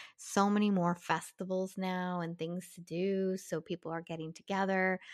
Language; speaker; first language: English; native; English